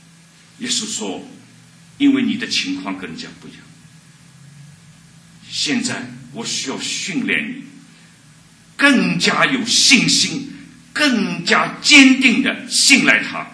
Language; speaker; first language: Chinese; native; Chinese